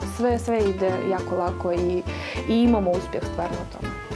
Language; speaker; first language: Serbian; non-native, fluent; Russian